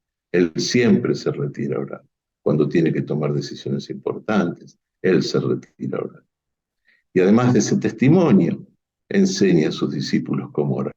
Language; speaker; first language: Spanish; native; Spanish